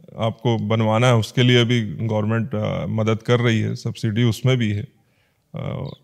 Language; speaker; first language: Hindi; native; Hindi